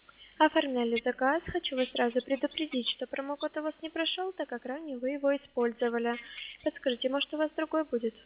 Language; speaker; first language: Russian; native; Russian